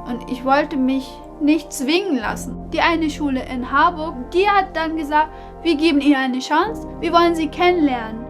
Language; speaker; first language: German; non-native, fluent; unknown